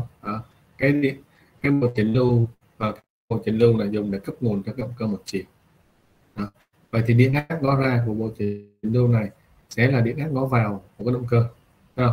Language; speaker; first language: Vietnamese; native; Vietnamese